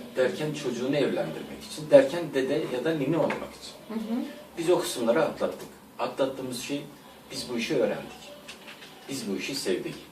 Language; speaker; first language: Turkish; native; Turkish